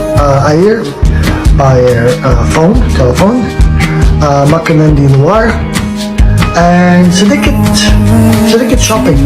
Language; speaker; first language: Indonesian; non-native, learner; English